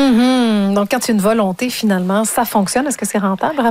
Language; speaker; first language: French; native; French